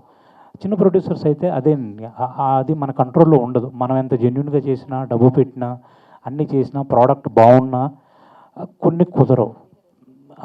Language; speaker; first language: Telugu; native; Telugu